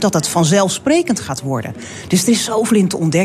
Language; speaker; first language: Dutch; native; Dutch